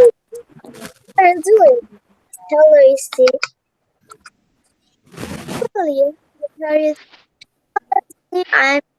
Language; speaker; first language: English; non-native, learner; Indonesian